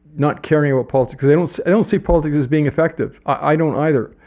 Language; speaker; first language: English; native; English